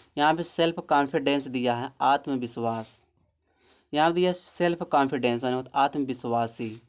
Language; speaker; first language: Hindi; native; Hindi